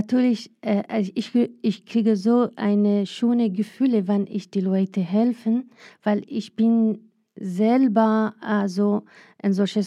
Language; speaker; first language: German; non-native, fluent; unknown